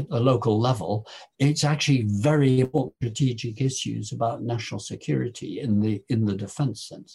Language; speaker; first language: English; native; English